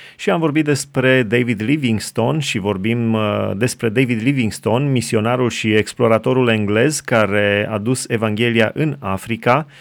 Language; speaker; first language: Romanian; native; Romanian